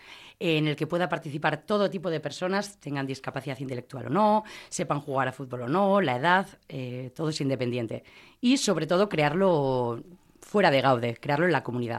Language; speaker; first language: Spanish; native; Spanish